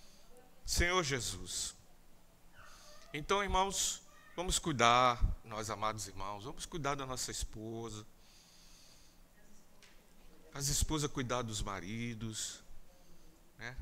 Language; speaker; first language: Portuguese; native; Portuguese